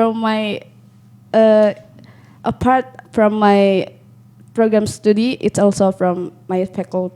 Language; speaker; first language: English; non-native, learner; Indonesian